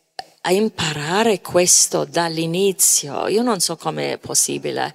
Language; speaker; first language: Italian; non-native, fluent; English